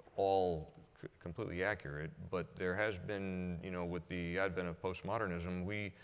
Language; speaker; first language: English; native; English